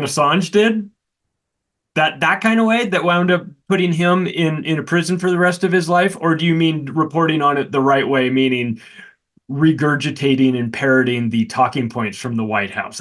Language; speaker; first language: English; native; English